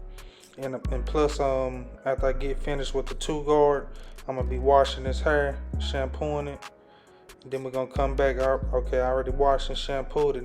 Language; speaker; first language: English; native; English